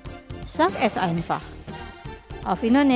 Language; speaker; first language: German; non-native, learner; Indonesian